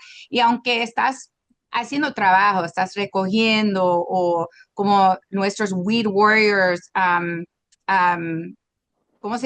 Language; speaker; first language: Spanish; non-native, local second language; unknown